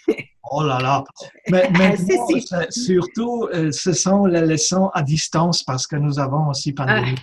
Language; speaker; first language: French; non-native, fluent; Polish